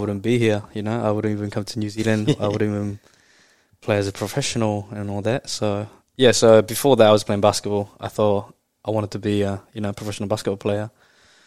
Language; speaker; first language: English; non-native, fluent; Japanese